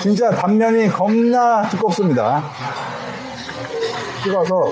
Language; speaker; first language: Korean; native; Korean